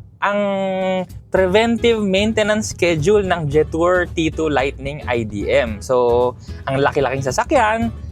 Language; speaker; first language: Filipino; native; Filipino